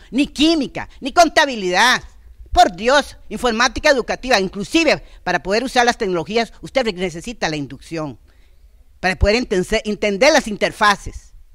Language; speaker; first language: Spanish; native; Spanish